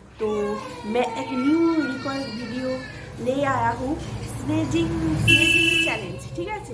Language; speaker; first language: Hindi; non-native, local second language; Bangla